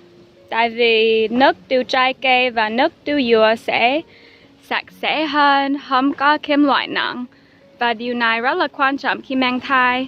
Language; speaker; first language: Vietnamese; non-native, fluent; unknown